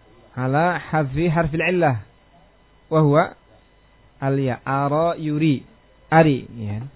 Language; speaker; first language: Arabic; non-native, fluent; Indonesian